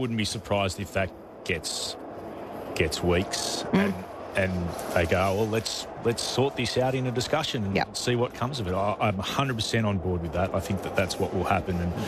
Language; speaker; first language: English; native; English